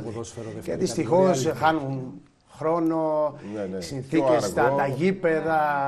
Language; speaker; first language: Greek; non-native, fluent; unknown